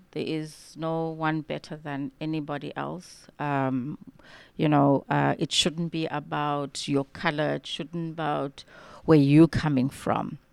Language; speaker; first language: English; non-native, local second language; Xhosa